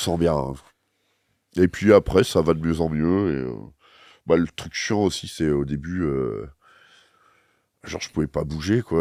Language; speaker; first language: French; native; French